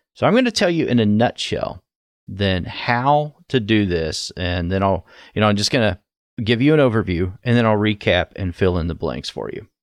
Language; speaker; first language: English; native; English